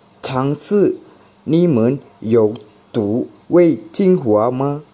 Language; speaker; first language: Chinese; non-native, learner; Indonesian